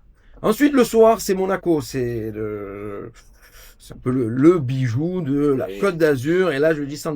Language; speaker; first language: French; native; French